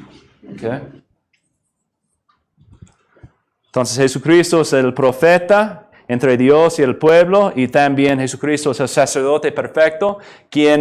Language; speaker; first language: Spanish; non-native, fluent; English